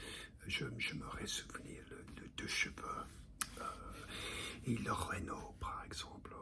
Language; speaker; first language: French; non-native, learner; English